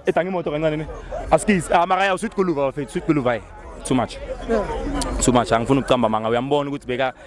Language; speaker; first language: Zulu; native; Zulu